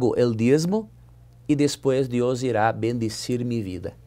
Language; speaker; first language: Spanish; non-native, learner; Portuguese